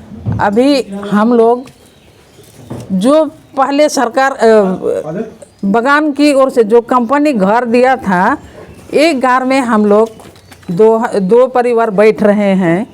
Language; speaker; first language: Hindi; non-native, local second language; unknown